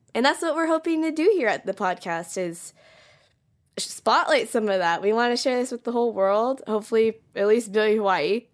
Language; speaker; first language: English; native; English